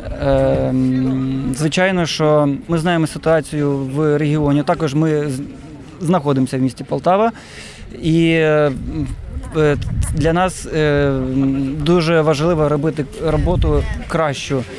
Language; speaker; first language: Ukrainian; non-native, fluent; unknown